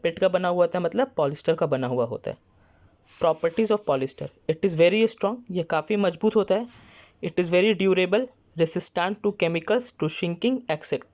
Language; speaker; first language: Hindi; native; Hindi